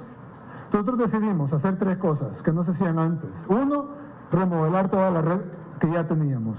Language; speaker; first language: Spanish; native; Spanish